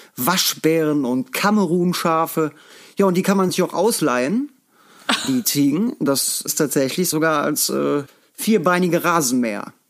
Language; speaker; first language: German; native; German